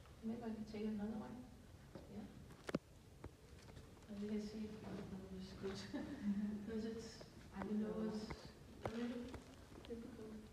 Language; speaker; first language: English; non-native, fluent; Danish